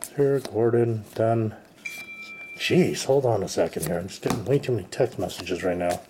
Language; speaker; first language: English; native; English